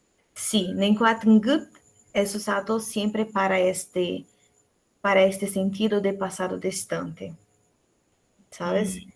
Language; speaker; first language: Spanish; non-native, fluent; Portuguese